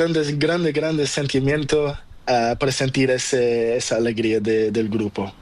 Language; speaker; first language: Spanish; non-native, learner; Portuguese